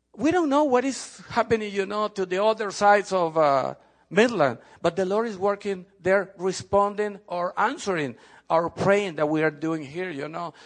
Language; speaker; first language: English; non-native, fluent; Spanish